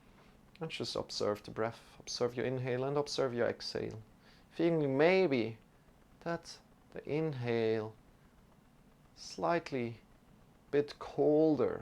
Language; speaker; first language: English; non-native, fluent; German